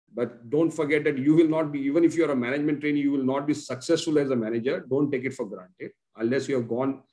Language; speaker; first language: English; non-native, local second language; Konkani